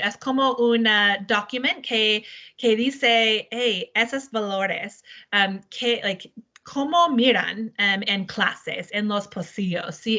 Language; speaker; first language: Spanish; non-native, learner; English